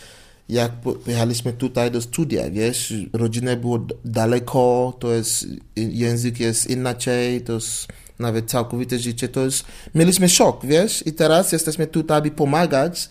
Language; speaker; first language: Polish; non-native, learner; English